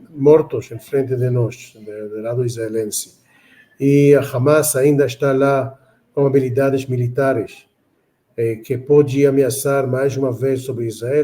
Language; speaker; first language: Portuguese; non-native, fluent; Hebrew